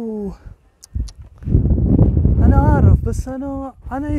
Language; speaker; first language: Arabic; non-native, learner; Urdu